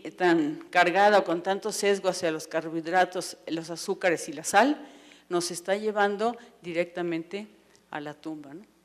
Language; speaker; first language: Spanish; native; Spanish